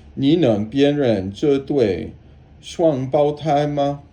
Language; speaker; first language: Chinese; non-native, learner; English